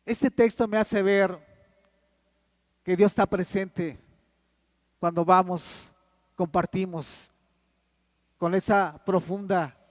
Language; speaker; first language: Spanish; native; Spanish